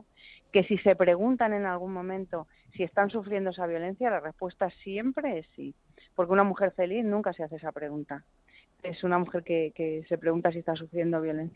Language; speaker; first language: Spanish; native; Spanish